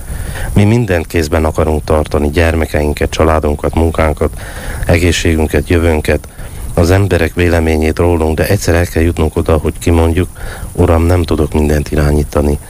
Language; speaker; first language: Hungarian; native; Hungarian